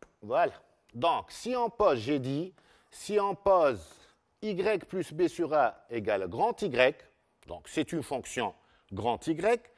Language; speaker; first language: French; non-native, local second language; Arabic